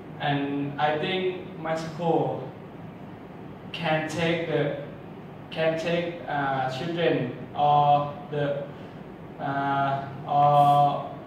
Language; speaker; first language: English; non-native, learner; Thai